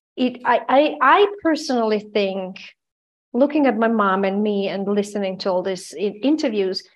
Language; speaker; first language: English; non-native, fluent; Croatian